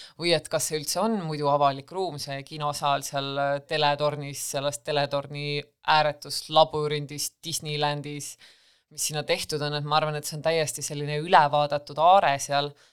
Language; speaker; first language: Estonian; native; Estonian